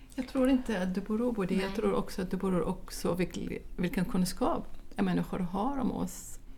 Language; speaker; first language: Swedish; non-native, fluent; Arabic